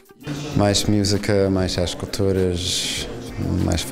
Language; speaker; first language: Portuguese; non-native, fluent; English